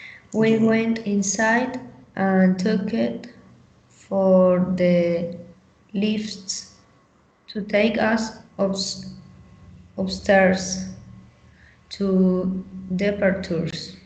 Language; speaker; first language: English; non-native, learner; Spanish